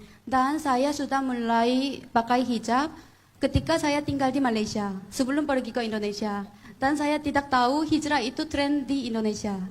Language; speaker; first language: Indonesian; non-native, fluent; Korean